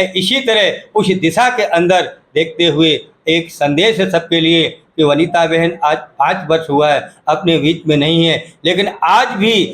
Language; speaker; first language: Hindi; non-native, local second language; Gujarati